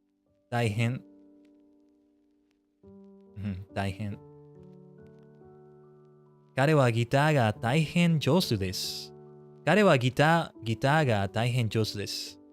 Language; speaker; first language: Japanese; non-native, learner; English